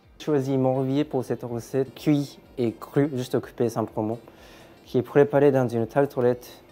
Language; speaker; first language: French; non-native, fluent; Japanese